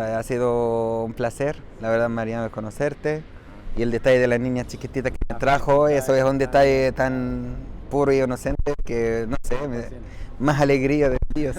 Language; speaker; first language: Spanish; non-native, fluent; Arabic